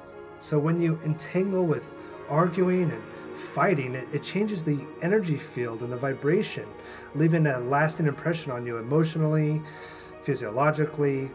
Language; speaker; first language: English; native; English